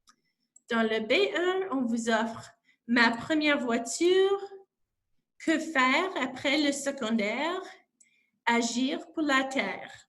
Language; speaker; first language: French; non-native, local second language; English